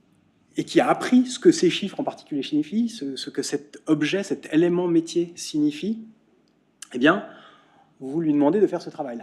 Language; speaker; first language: French; native; French